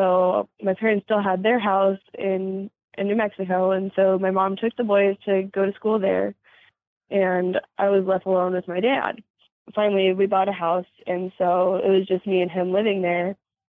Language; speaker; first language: English; native; English